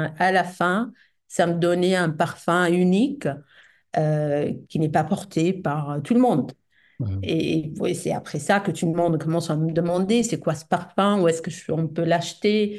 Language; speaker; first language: French; non-native, fluent; Arabic